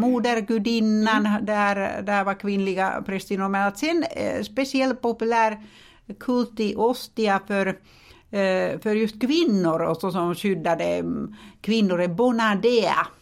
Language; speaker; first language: Swedish; non-native, fluent; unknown